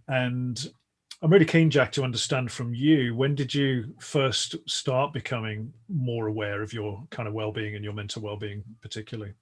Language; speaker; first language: English; native; English